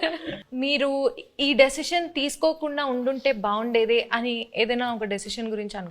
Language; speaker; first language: Telugu; native; Telugu